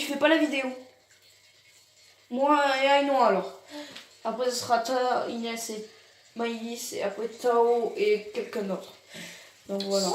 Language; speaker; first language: French; native; French